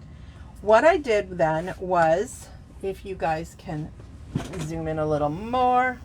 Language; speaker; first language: English; native; English